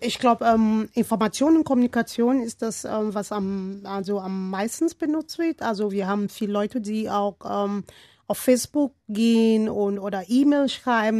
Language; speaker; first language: German; non-native, learner; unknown